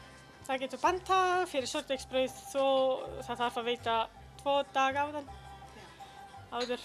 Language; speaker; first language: Icelandic; non-native, learner; Italian